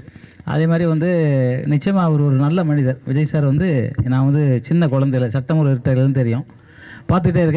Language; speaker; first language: Tamil; native; Tamil